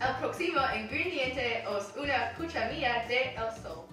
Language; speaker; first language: Spanish; non-native, learner; English